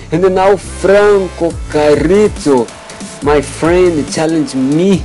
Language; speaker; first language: English; non-native, learner; Portuguese